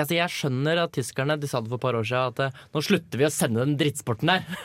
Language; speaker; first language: Norwegian; native; Norwegian